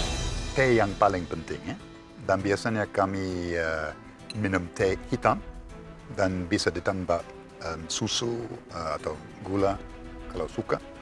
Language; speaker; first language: Indonesian; non-native, fluent; English